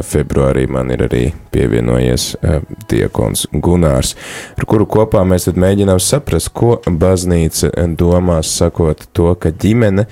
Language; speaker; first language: Latvian; native; Latvian